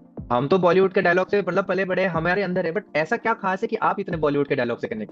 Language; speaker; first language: Hindi; native; Hindi